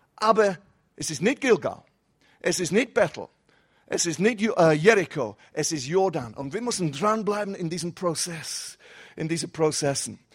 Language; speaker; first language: German; non-native, fluent; English